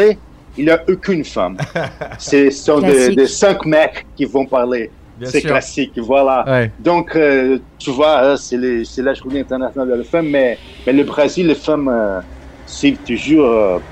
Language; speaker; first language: French; non-native, fluent; Portuguese